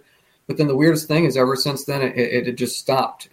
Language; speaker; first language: English; native; English